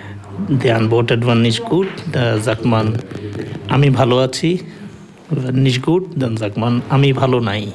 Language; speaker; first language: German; non-native, learner; Bangla